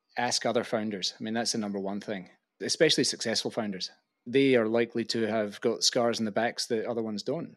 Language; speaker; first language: English; native; English